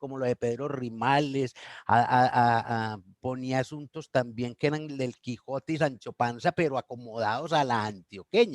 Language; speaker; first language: Spanish; native; Spanish